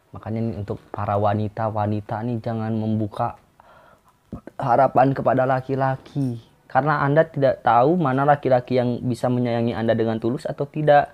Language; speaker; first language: Indonesian; non-native, local second language; Sundanese